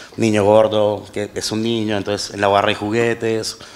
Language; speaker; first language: Spanish; native; Spanish